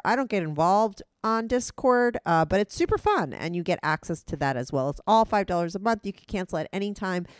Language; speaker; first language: English; native; English